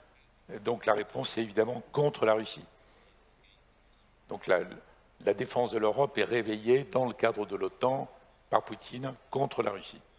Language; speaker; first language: French; native; French